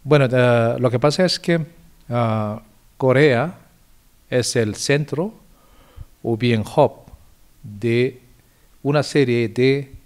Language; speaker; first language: Spanish; non-native, fluent; Korean